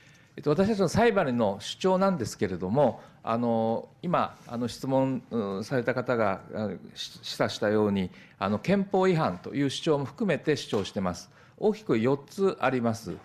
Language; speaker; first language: Japanese; native; Japanese